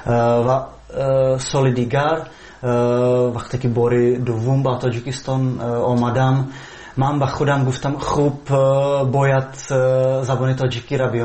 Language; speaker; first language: Persian; non-native, fluent; Czech